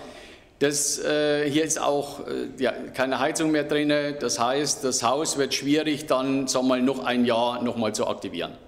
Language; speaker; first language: German; native; German